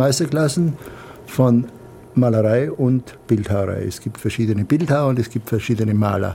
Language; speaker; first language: German; native; German